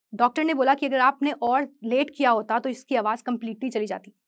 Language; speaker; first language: Hindi; native; Hindi